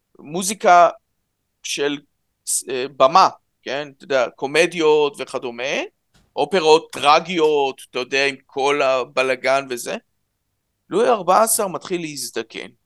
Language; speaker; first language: Hebrew; early bilingual, other home language; Russian